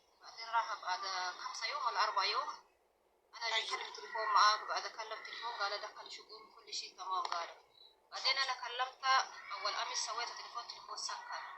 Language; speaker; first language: Arabic; non-native, learner; Oromo